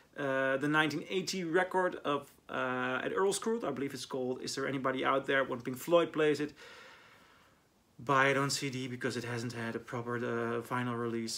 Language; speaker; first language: English; non-native, fluent; Dutch